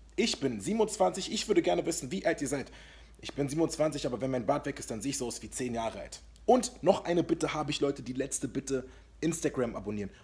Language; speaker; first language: German; early bilingual, other home language; Kurdish